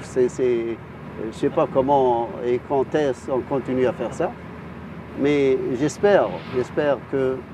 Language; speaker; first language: French; non-native, local second language; Arabic